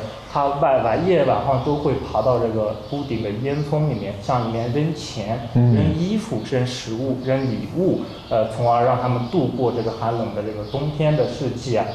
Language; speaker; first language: Chinese; native; Chinese